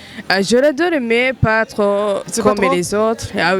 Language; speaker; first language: French; non-native, local second language; Rundi